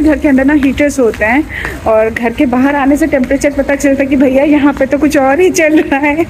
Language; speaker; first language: Hindi; non-native, local second language; Odia